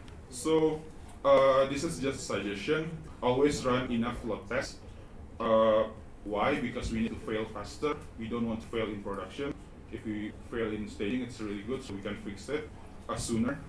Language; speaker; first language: English; non-native, fluent; Indonesian